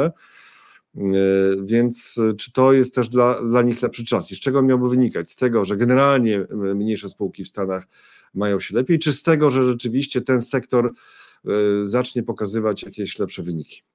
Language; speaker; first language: Polish; native; Polish